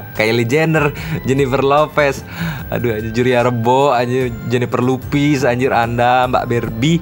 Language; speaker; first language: Indonesian; native; Indonesian